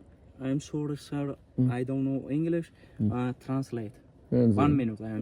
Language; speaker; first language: English; non-native, learner; Tajik